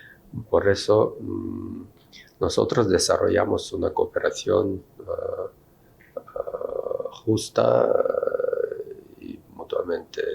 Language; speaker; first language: Spanish; non-native, fluent; Russian